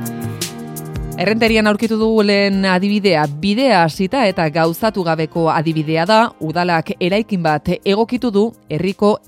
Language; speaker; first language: Basque; native; Basque